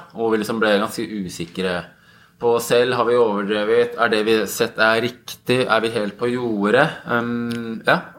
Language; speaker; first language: Norwegian; early bilingual, other home language; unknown